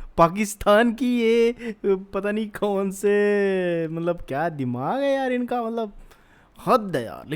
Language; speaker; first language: Hindi; native; Hindi